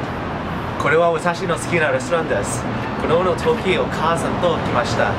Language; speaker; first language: Japanese; non-native, learner; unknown